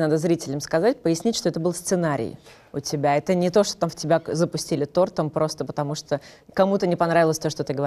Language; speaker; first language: Russian; native; Russian